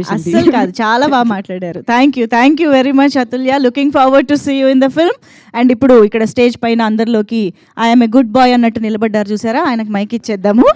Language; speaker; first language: Telugu; native; Telugu